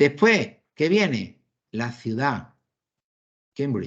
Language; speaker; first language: Spanish; native; Spanish